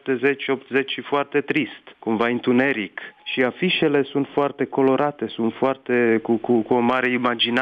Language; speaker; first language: Romanian; non-native, fluent; Czech